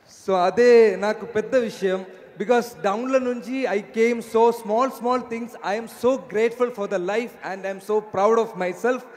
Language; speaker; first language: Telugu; non-native, learner; Malayalam